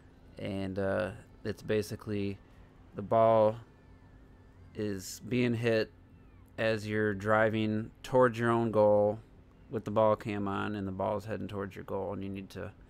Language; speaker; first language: English; native; English